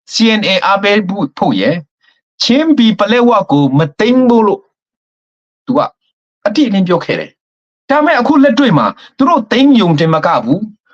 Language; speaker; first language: Burmese; non-native, local second language; Hakha Chin